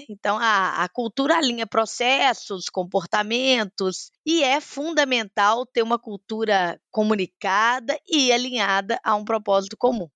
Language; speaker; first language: Portuguese; native; Portuguese